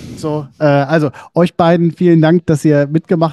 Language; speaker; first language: German; native; German